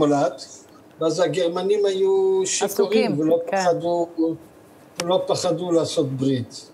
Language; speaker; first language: Hebrew; early bilingual, other home language; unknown